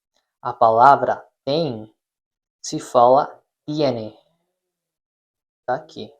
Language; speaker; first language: Portuguese; non-native, fluent; Spanish